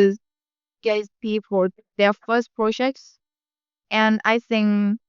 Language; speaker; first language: English; non-native, learner; Vietnamese